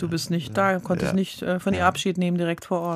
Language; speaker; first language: German; native; German